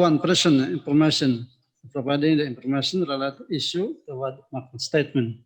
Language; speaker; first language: English; non-native, local second language; Indonesian